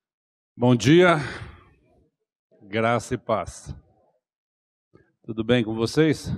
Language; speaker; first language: Portuguese; native; Portuguese